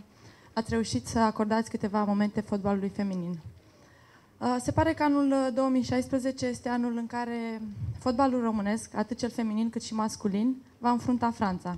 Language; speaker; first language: Romanian; native; Romanian